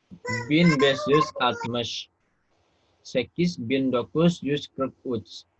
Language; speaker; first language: Turkish; non-native, fluent; Indonesian